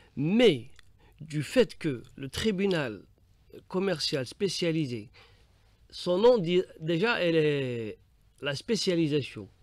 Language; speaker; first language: French; non-native, local second language; Arabic